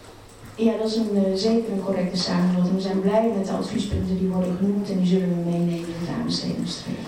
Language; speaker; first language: Dutch; native; Dutch